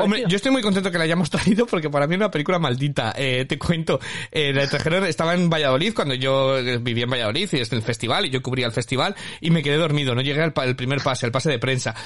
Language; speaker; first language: Spanish; native; Spanish